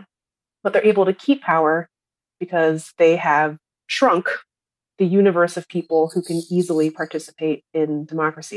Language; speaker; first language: English; native; English